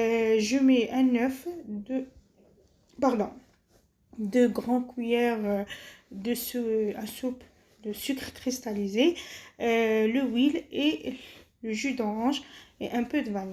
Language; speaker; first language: French; non-native, fluent; Arabic